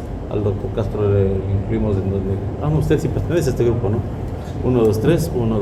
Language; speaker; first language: Spanish; native; Spanish